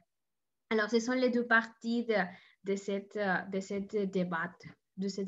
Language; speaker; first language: French; non-native, learner; Spanish